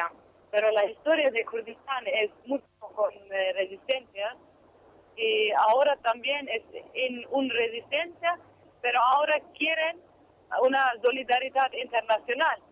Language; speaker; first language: Spanish; non-native, learner; Kurdish